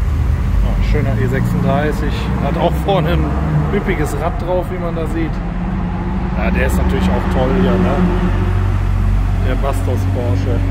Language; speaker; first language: German; native; German